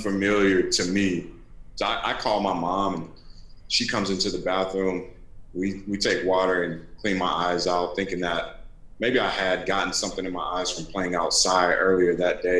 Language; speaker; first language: English; native; English